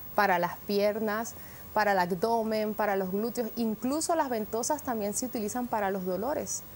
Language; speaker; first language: Spanish; native; Spanish